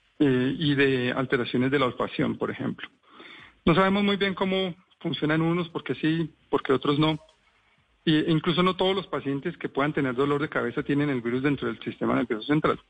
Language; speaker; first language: Spanish; native; Spanish